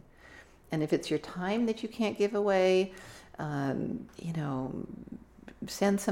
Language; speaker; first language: English; native; English